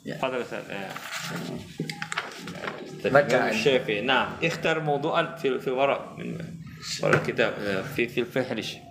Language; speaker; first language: Arabic; non-native, fluent; Indonesian